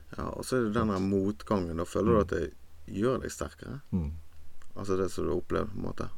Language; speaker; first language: Norwegian; native; Norwegian